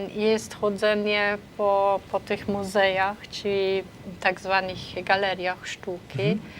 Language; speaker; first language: Polish; non-native, fluent; German